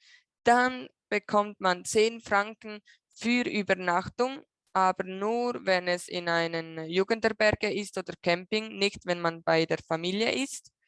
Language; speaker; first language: German; non-native, local second language; Italian